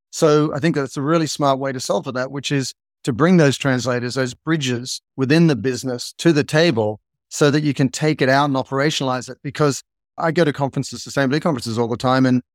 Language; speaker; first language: English; native; English